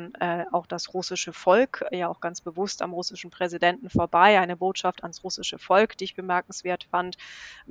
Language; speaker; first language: German; native; German